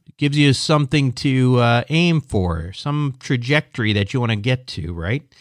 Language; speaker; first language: English; native; English